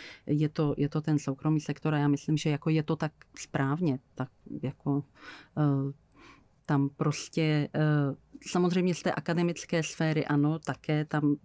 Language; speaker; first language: Czech; native; Czech